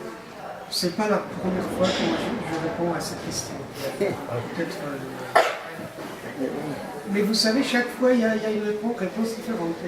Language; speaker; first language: French; non-native, fluent; Persian